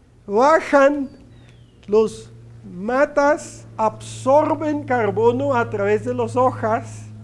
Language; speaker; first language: Spanish; non-native, fluent; Dutch